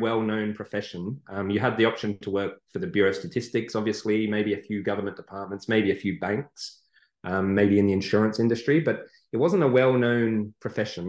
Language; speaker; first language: English; native; English